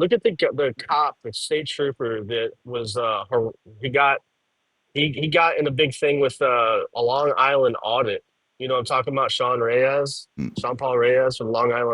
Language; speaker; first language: English; native; English